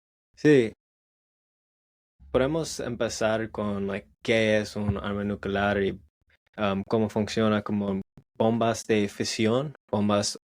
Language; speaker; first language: Spanish; non-native, learner; English